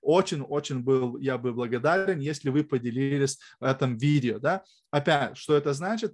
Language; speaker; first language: Russian; non-native, fluent; Lithuanian